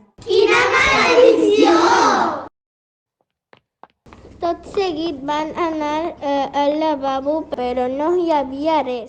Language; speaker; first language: Catalan; non-native, learner; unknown